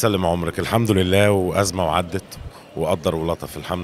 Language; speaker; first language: Arabic; native; Arabic